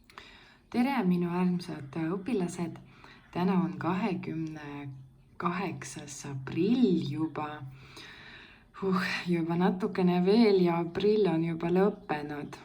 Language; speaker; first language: Estonian; non-native, local second language; Russian